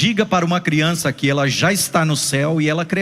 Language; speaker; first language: Portuguese; native; Portuguese